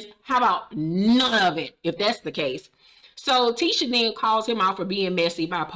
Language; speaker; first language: English; native; English